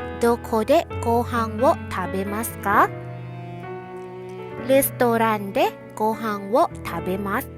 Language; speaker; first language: Japanese; non-native, fluent; Thai